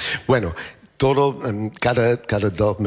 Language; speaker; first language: Spanish; non-native, fluent; English